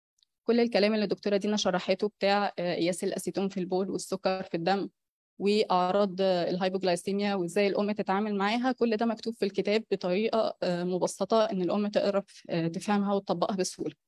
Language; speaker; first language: Arabic; native; Arabic